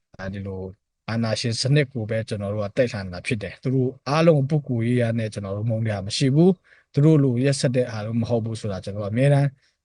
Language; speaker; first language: Burmese; non-native, local second language; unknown